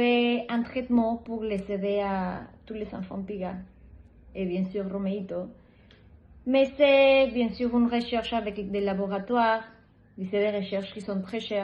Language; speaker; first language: French; non-native, learner; Spanish